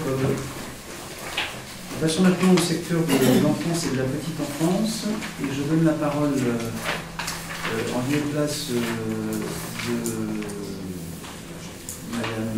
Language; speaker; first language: French; native; French